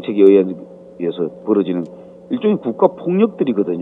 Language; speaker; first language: Korean; native; Korean